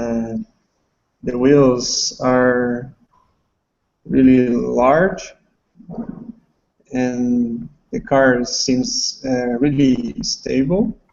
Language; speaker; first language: English; non-native, learner; Portuguese